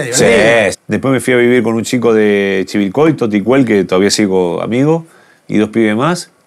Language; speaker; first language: Spanish; native; Spanish